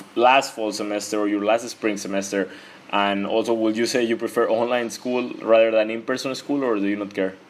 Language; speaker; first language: English; non-native, fluent; Spanish